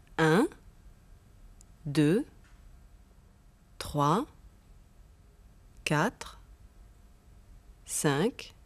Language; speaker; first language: French; non-native, fluent; German